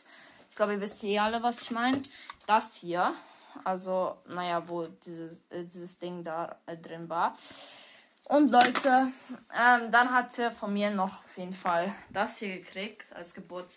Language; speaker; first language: German; early bilingual, other home language; Hungarian